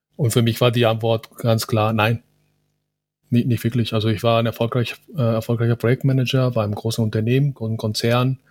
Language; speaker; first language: German; non-native, fluent; Spanish